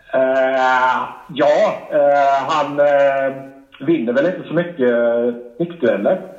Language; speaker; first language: Swedish; native; Swedish